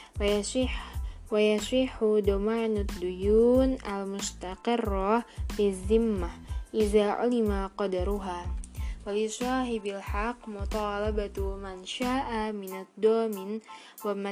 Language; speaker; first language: Arabic; non-native, fluent; Indonesian